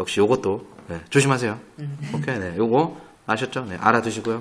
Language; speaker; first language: Korean; native; Korean